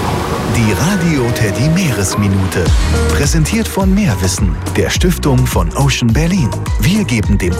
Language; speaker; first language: German; native; German